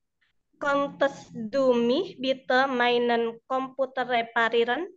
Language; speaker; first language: German; non-native, learner; Indonesian